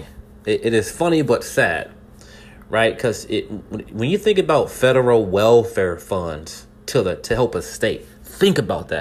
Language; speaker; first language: English; native; English